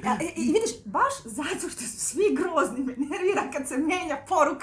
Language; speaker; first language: Serbian; native; Serbian